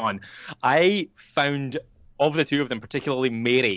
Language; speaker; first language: English; native; English